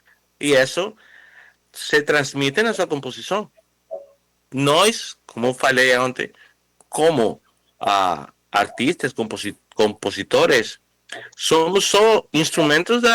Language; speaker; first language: Portuguese; non-native, fluent; Spanish